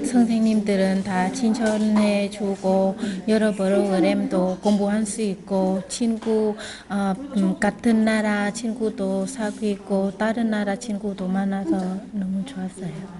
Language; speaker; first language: Korean; non-native, learner; Vietnamese